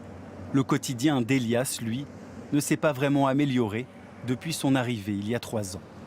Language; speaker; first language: French; native; French